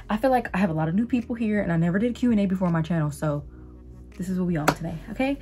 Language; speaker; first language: English; native; English